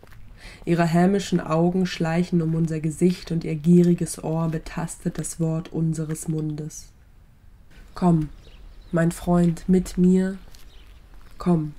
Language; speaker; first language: German; native; German